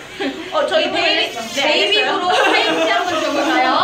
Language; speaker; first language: Korean; native; Korean